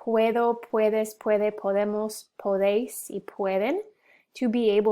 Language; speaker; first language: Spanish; non-native, fluent; English